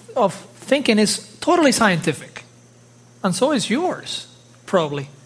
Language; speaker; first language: English; early bilingual, other home language; Spanish